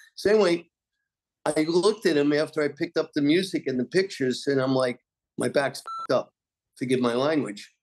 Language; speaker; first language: English; native; English